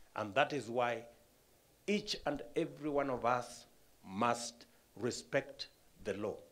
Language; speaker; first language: English; non-native, local second language; Kalenjin